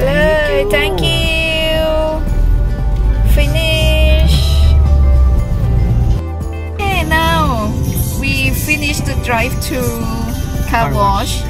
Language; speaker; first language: English; non-native, fluent; Filipino